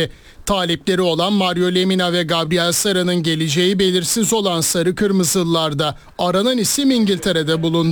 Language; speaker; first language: Turkish; native; Turkish